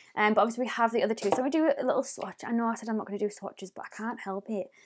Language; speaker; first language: English; native; English